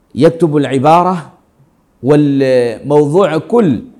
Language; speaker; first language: Arabic; non-native, fluent; Swahili